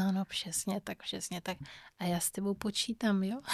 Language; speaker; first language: Czech; non-native, fluent; Kabuverdianu